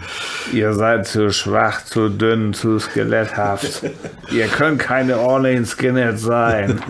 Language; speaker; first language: German; native; German